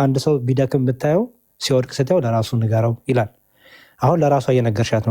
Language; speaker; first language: Amharic; native; Amharic